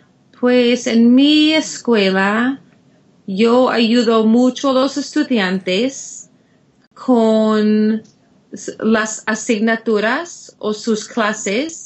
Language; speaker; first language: Spanish; non-native, fluent; English